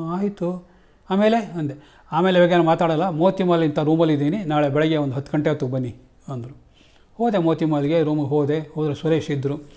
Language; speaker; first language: Kannada; native; Kannada